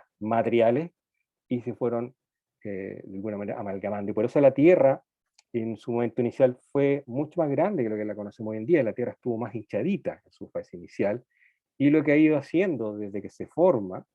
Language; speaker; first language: Spanish; native; Spanish